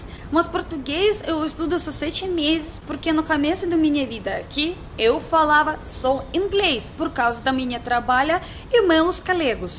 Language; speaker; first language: Portuguese; non-native, learner; Russian